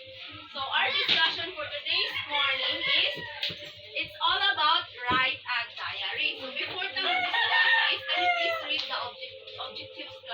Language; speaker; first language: English; non-native, local second language; Cebuano